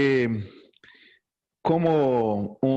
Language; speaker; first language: Spanish; non-native, learner; Portuguese